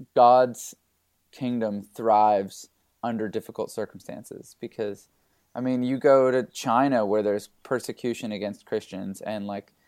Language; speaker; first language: English; native; English